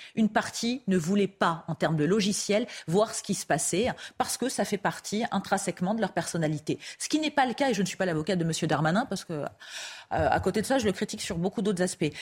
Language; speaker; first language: French; native; French